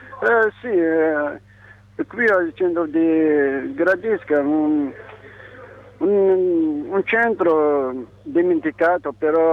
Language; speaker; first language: Italian; non-native, learner; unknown